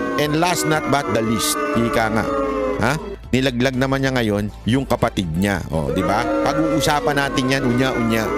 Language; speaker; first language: Filipino; native; Filipino